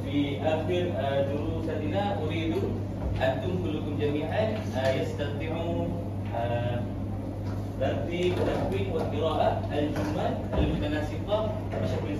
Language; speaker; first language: Arabic; non-native, learner; Malay